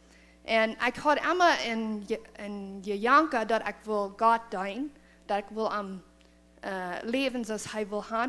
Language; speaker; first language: German; non-native, learner; Plautdietsch